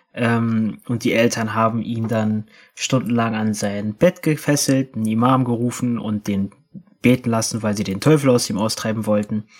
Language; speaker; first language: German; native; German